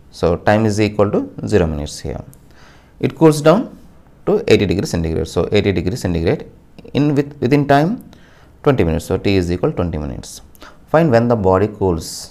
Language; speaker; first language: English; non-native, local second language; Telugu